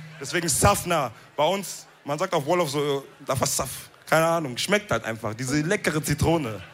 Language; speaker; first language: German; early bilingual, other home language; Wolof